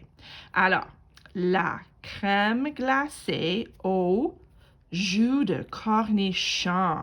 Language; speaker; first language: French; non-native, fluent; English